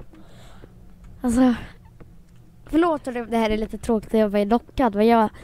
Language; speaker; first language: Swedish; native; Swedish